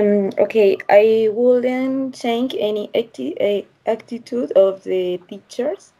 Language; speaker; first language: English; non-native, learner; Spanish